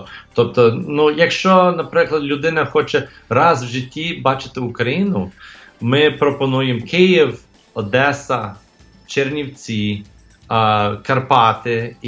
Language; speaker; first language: Ukrainian; early bilingual, heritage; English